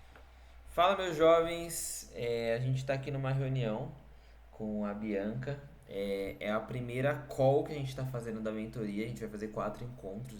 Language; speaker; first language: Portuguese; native; Portuguese